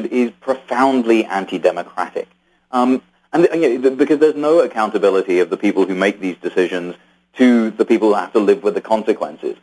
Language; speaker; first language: English; native; English